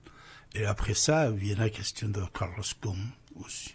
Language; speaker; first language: French; non-native, fluent; Persian